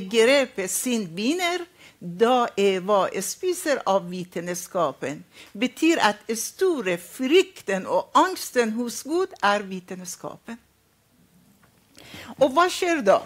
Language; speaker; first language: Norwegian; non-native, fluent; Arabic